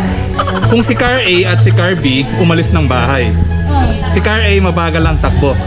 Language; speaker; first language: Filipino; native; Filipino